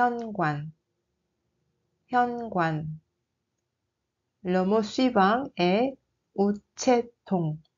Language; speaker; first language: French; non-native, fluent; Korean